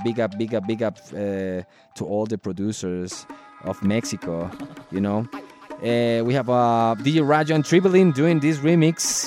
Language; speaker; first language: English; non-native, fluent; Spanish